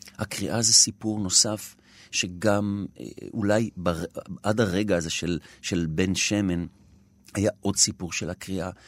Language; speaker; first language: Hebrew; native; Hebrew